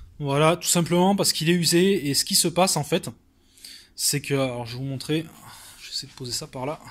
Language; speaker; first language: French; native; French